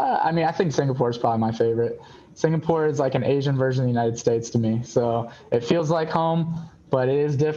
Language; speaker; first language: English; native; English